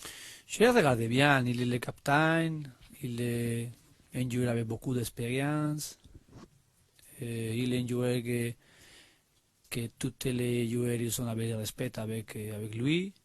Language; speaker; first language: French; non-native, learner; Spanish